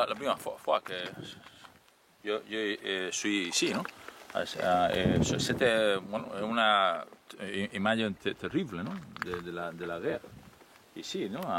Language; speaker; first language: French; non-native, learner; Spanish